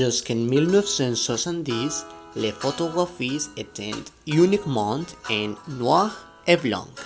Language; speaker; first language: French; non-native, learner; Spanish